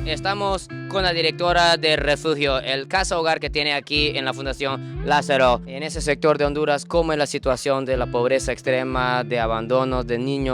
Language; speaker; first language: Spanish; non-native, fluent; Japanese